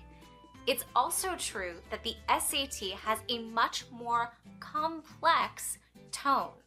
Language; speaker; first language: English; native; English